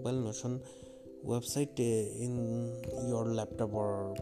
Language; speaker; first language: English; non-native, local second language; Bangla